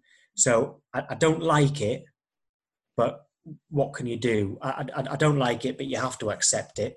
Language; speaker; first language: English; native; English